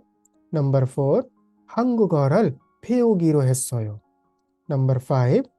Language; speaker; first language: Korean; non-native, fluent; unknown